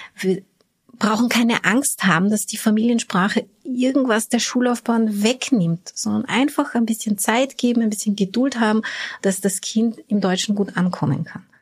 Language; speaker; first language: German; early bilingual, other home language; Bulgarian